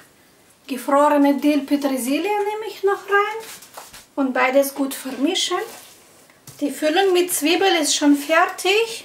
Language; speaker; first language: German; non-native, fluent; Russian